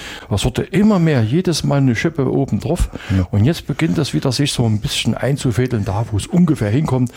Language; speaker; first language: German; native; German